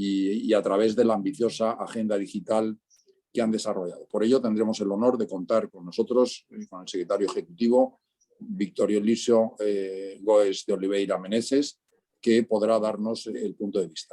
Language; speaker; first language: Spanish; native; Spanish